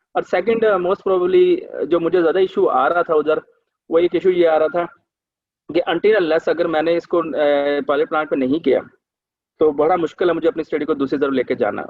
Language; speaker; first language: Urdu; non-native, local second language; Punjabi